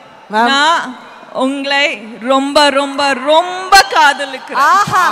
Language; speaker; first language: Tamil; non-native, learner; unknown